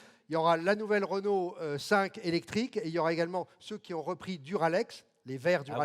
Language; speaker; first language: French; native; French